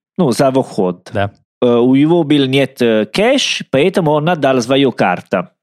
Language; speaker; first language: Russian; non-native, learner; Italian